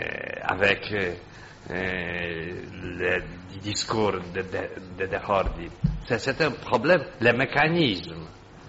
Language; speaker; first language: French; non-native, fluent; Polish